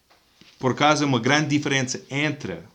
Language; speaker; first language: Portuguese; non-native, fluent; English